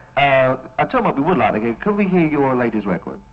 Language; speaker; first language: English; native; English